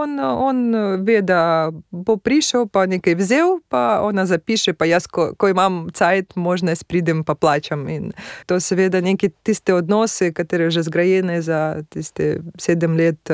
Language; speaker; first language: Slovenian; early bilingual, other home language; Spanish